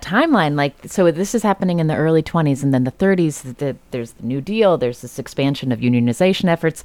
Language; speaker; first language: English; native; English